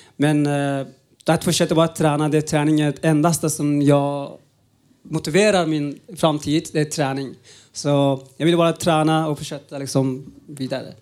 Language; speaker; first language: Swedish; non-native, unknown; Uzbek